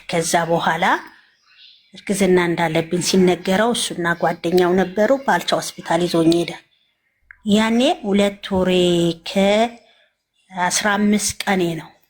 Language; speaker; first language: Amharic; native; Amharic